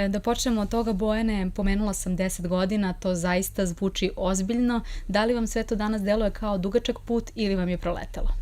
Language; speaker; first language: Serbian; native; Serbian